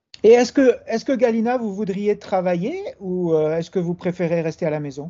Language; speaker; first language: French; native; French